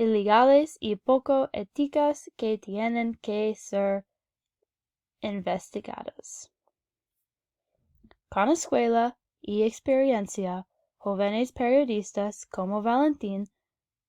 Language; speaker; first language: Spanish; non-native, learner; English